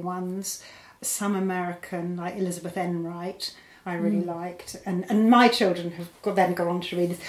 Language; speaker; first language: English; native; English